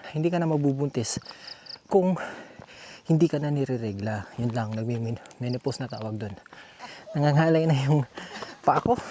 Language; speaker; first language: Filipino; non-native, local second language; Cebuano